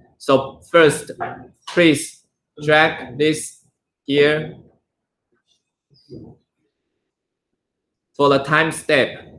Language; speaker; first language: English; non-native, learner; Chinese